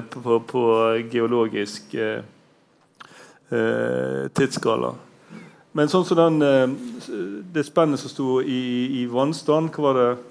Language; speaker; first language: Norwegian; native; Norwegian